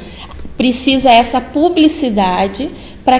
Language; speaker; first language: Portuguese; native; Portuguese